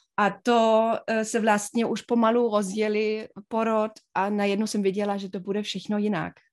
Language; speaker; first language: Czech; non-native, fluent; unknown